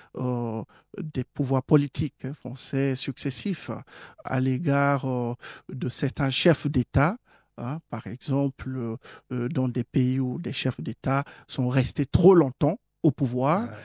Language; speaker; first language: French; non-native, fluent; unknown